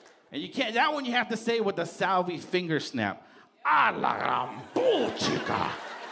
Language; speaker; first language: English; early bilingual, other home language; Spanish